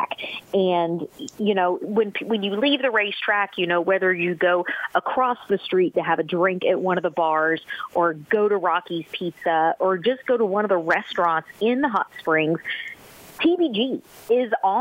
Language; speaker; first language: English; native; English